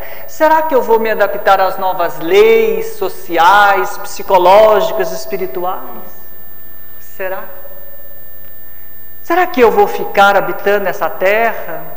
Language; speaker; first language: Portuguese; native; Portuguese